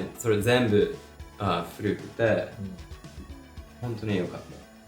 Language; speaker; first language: Japanese; non-native, learner; English